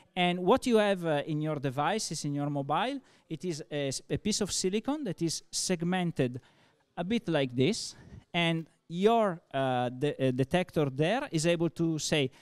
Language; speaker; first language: English; non-native, fluent; Italian